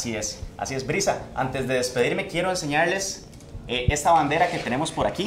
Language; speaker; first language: Spanish; native; Spanish